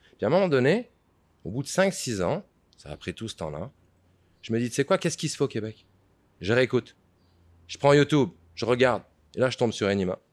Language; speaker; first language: French; native; French